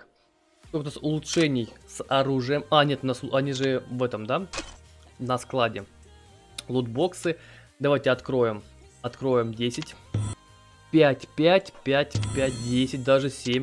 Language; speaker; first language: Russian; native; Russian